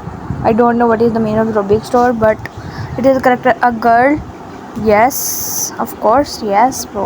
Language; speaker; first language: English; non-native, learner; Urdu